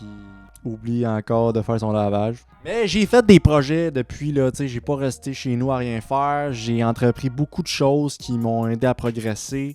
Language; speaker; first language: French; native; French